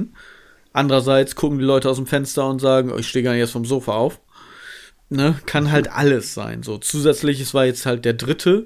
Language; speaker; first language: German; native; German